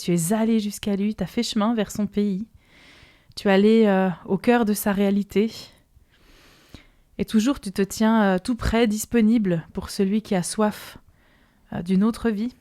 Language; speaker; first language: French; native; French